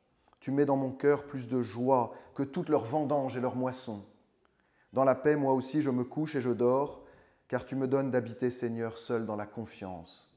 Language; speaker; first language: French; native; French